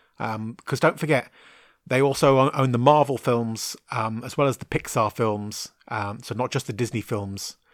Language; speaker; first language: English; native; English